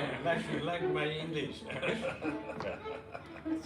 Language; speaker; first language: English; non-native, learner; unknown